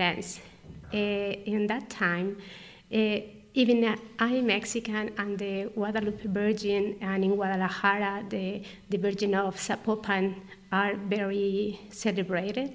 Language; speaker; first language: English; non-native, learner; Spanish